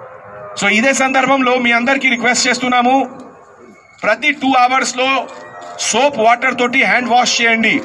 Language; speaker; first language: Telugu; non-native, fluent; Hindi